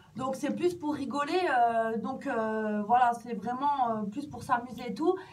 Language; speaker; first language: French; native; French